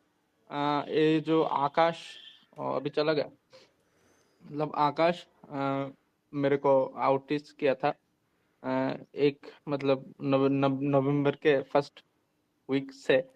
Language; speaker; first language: Hindi; non-native, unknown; Bangla